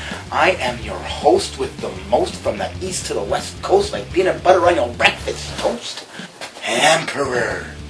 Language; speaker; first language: English; native; English